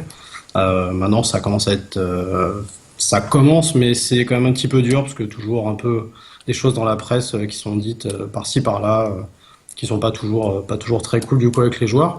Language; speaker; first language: French; native; French